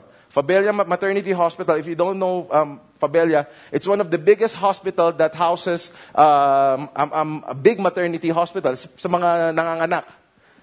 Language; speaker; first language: English; non-native, local second language; Filipino